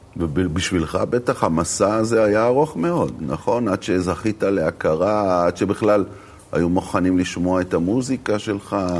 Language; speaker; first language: Hebrew; native; Hebrew